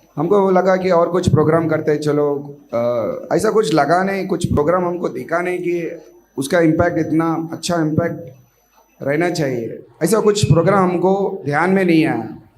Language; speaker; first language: Hindi; non-native, local second language; Marathi